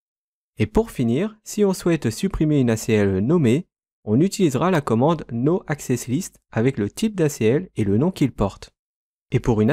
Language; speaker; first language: French; native; French